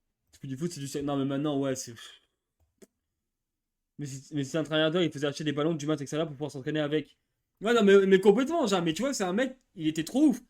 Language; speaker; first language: French; native; French